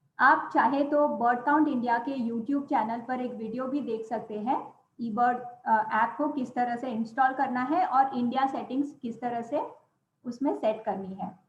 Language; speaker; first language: Hindi; non-native, local second language; Gujarati